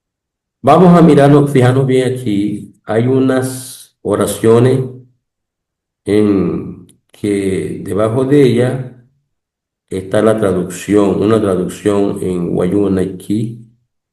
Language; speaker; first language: Spanish; non-native, local second language; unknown